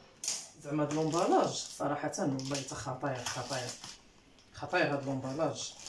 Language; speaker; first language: Arabic; native; Arabic